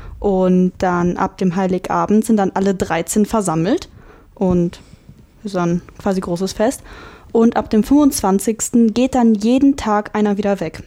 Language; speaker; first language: German; native; German